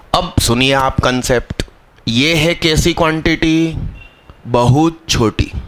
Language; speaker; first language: Hindi; non-native, local second language; Gujarati